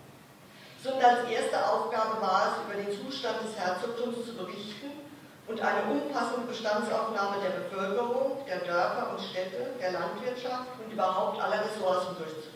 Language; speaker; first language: German; native; German